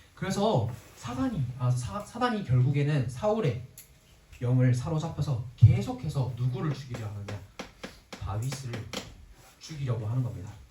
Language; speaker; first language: Korean; native; Korean